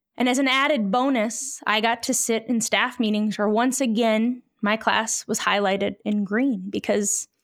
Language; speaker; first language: English; native; English